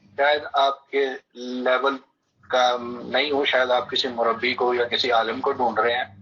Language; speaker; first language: Urdu; early bilingual, heritage; Urdu